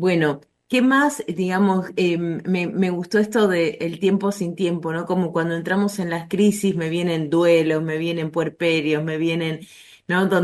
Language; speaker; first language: Spanish; native; Spanish